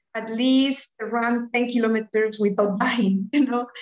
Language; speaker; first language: English; non-native, fluent; Spanish